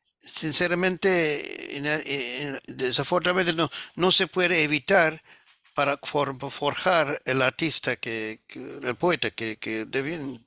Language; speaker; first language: Spanish; non-native, fluent; Tamil